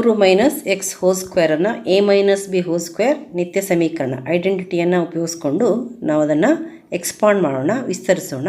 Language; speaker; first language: Kannada; native; Kannada